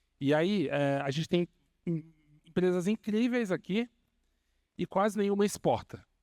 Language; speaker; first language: Portuguese; native; Portuguese